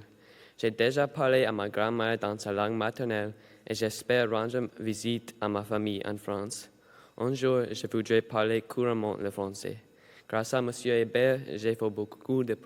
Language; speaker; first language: French; non-native, learner; English